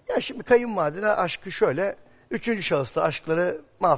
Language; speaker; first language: Turkish; native; Turkish